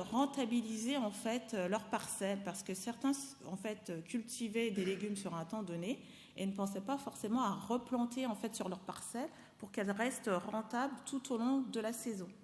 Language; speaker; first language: French; native; French